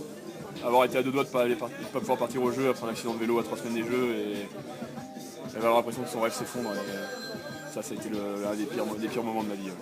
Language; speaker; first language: French; native; French